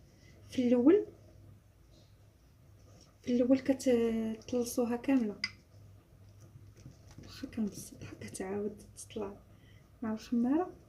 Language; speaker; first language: Arabic; native; Arabic